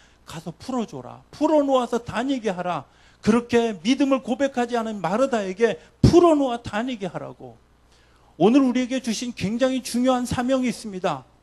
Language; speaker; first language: Korean; native; Korean